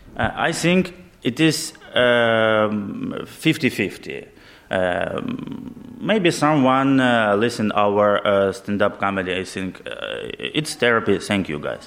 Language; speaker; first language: English; non-native, learner; Ukrainian